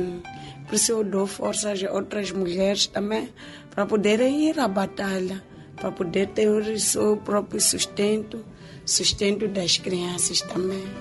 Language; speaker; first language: Portuguese; non-native, local second language; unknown